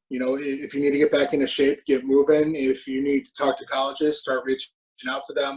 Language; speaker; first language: English; native; English